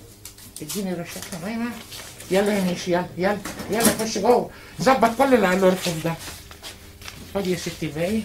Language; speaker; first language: Arabic; native; Arabic